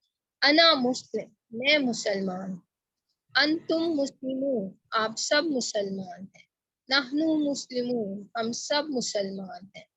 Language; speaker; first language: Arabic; non-native, learner; Urdu